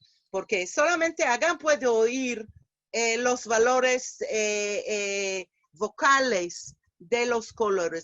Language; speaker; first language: Spanish; non-native, fluent; Hebrew